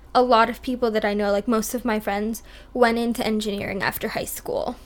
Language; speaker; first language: English; early bilingual, other home language; Hindi